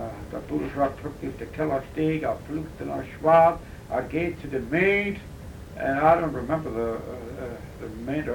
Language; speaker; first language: English; early bilingual, other home language; German